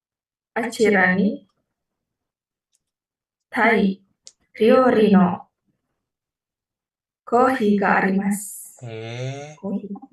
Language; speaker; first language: Japanese; non-native, learner; Indonesian